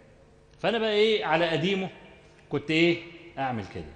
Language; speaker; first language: Arabic; native; Arabic